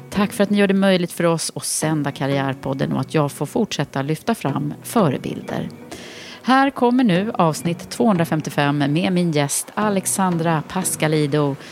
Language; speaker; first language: Swedish; native; Swedish